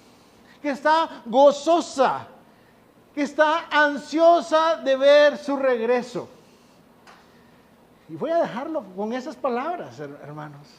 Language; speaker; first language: Spanish; native; Spanish